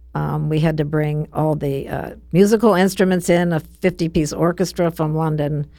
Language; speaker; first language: English; native; English